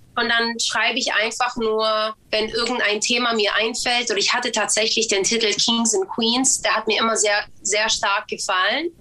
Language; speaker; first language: German; early bilingual, other home language; Swedish